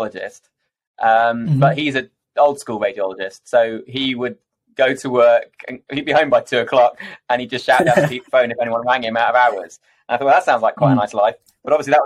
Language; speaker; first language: English; native; English